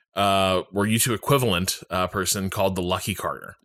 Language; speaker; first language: English; native; English